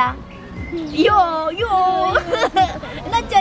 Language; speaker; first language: Hungarian; non-native, learner; Chinese